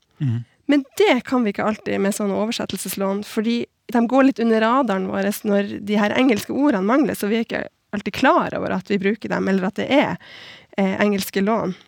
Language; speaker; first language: Norwegian; native; Norwegian